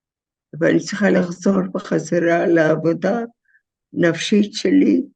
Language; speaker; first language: Hebrew; non-native, fluent; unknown